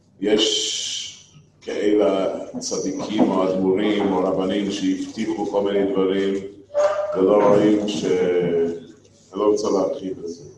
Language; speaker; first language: Hebrew; non-native, fluent; English